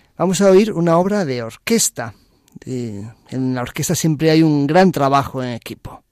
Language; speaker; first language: Spanish; native; Spanish